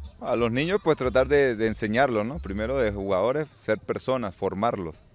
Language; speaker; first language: Spanish; native; Spanish